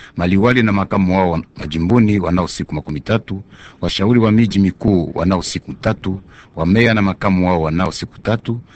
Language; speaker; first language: Swahili; native; Swahili